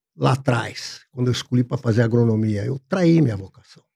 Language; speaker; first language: Portuguese; non-native, fluent; English